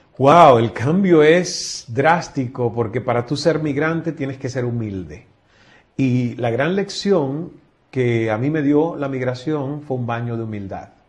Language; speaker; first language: Spanish; native; Spanish